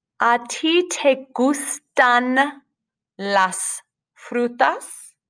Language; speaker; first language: Spanish; non-native, fluent; English